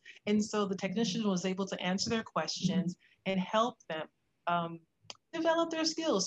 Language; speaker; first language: English; native; English